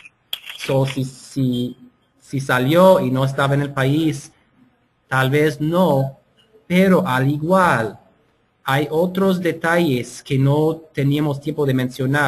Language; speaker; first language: Spanish; non-native, fluent; English